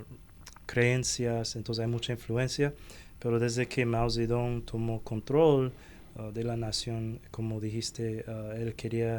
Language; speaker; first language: Spanish; non-native, fluent; Chinese